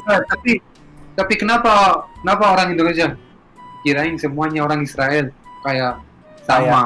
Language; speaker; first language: Indonesian; non-native, fluent; Hebrew